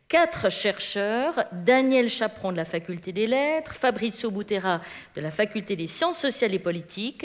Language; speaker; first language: French; native; French